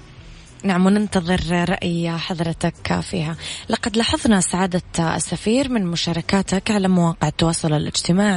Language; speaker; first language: Arabic; native; Arabic